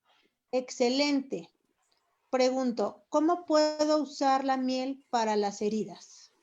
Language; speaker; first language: Spanish; native; Spanish